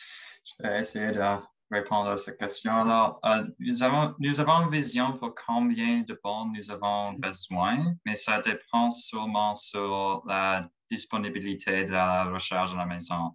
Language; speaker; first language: French; non-native, learner; English